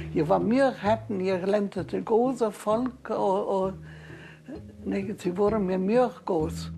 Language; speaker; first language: Icelandic; non-native, fluent; German